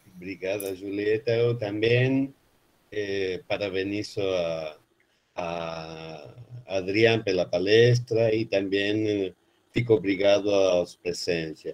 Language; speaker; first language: Portuguese; non-native, fluent; Spanish